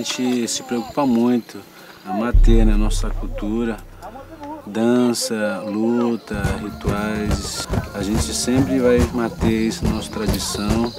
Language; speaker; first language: Portuguese; non-native, local second language; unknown